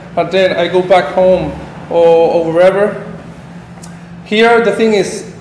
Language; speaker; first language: English; non-native, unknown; Spanish